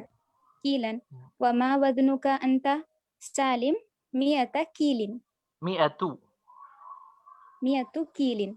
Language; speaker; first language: Arabic; non-native, learner; Urdu